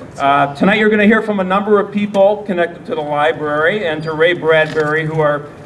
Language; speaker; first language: English; native; English